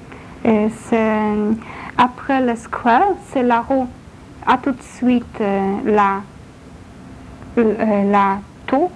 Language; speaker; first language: French; non-native, learner; Polish